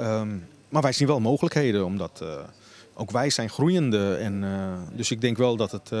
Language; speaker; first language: Dutch; native; Dutch